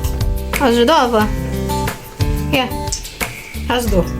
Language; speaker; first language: German; non-native, learner; Indonesian